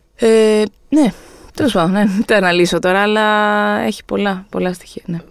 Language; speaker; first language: Greek; native; Greek